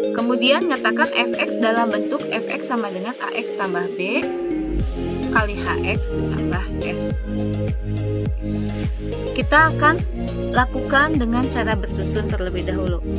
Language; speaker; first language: Indonesian; native; Indonesian